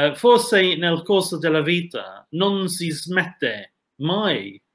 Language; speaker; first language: Italian; non-native, fluent; English